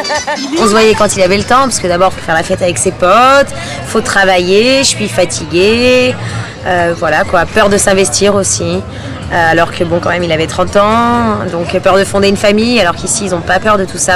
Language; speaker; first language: French; native; French